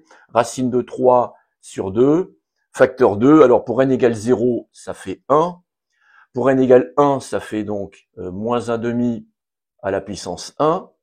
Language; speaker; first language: French; native; French